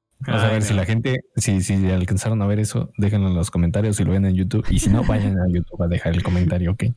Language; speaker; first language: Spanish; native; Spanish